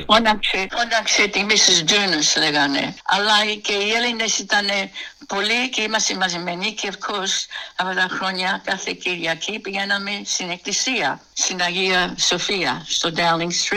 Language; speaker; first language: Greek; early bilingual, heritage; Greek